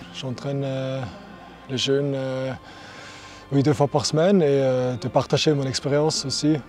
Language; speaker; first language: French; non-native, local second language; German